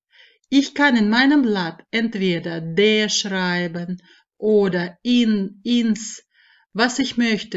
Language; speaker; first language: German; non-native, fluent; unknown